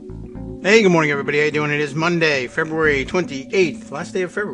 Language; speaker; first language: English; native; English